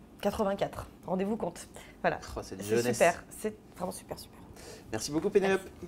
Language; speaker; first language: French; native; French